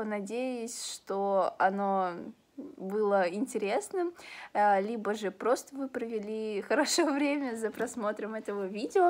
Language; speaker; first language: Russian; native; Russian